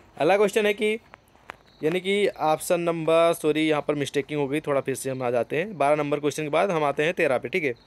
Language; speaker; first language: Hindi; native; Hindi